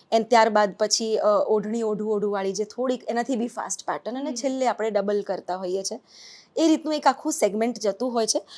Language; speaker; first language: Gujarati; native; Gujarati